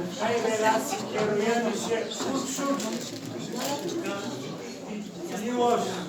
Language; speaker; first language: Polish; non-native, fluent; Ukrainian